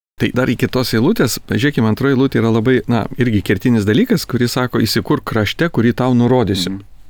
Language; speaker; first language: Lithuanian; native; Lithuanian